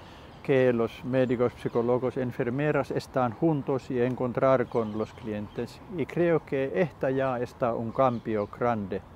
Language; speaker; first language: Spanish; non-native, learner; Finnish